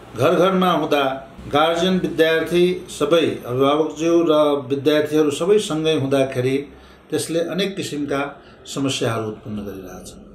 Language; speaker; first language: Nepali; non-native, local second language; Maithili